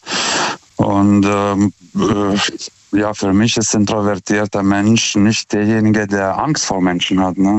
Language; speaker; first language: German; non-native, fluent; Lithuanian